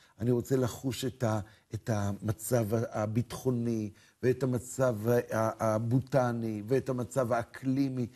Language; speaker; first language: Hebrew; native; Hebrew